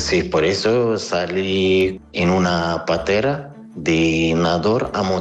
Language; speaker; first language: Spanish; non-native, learner; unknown